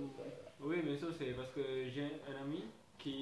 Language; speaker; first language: French; non-native, learner; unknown